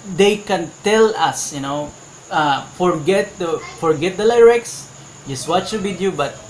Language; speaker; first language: English; non-native, local second language; Cebuano